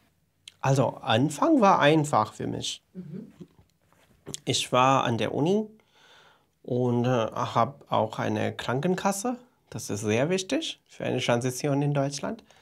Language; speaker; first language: German; non-native, fluent; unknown